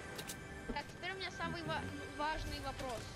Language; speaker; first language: Russian; native; Russian